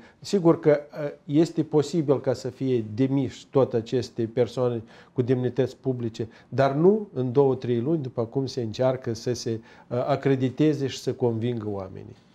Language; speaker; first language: Romanian; native; Romanian